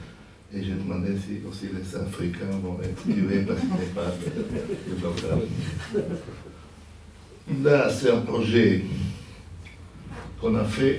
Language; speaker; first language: French; non-native, fluent; Portuguese